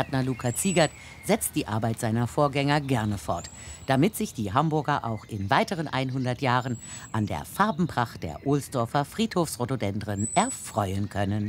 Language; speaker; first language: German; native; German